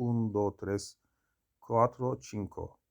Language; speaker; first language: Spanish; non-native, learner; Turkish